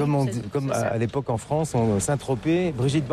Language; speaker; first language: French; native; French